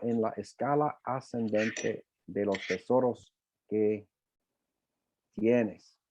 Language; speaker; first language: Spanish; non-native, fluent; English